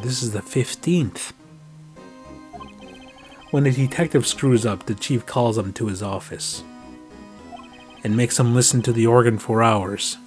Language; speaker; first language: English; native; English